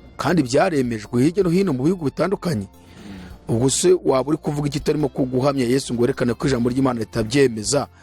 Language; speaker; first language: Kinyarwanda; native; Kinyarwanda